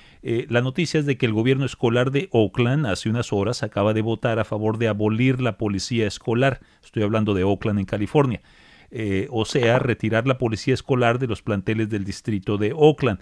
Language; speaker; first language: Spanish; native; Spanish